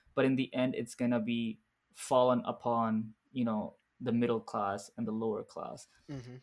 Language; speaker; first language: English; early bilingual, other home language; Arabic